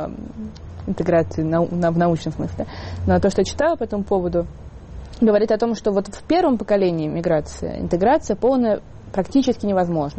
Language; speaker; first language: Russian; native; Russian